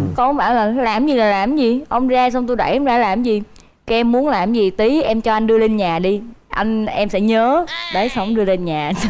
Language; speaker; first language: Vietnamese; native; Vietnamese